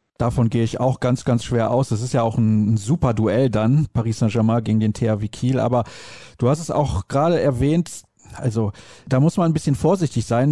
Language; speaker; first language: German; native; German